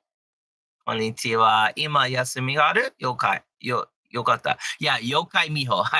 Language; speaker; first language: Japanese; non-native, learner; English